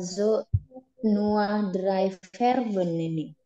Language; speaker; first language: German; non-native, learner; Indonesian